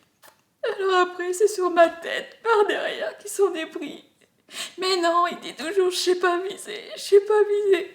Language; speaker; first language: French; native; French